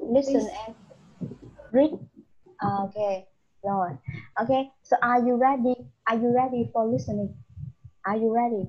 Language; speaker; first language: English; non-native, learner; Vietnamese